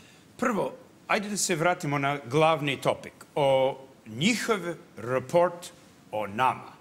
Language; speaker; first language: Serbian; early bilingual, heritage; English